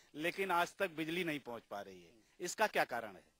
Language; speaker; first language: Hindi; native; Hindi